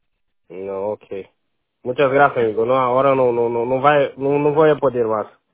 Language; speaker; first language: Spanish; non-native, learner; Portuguese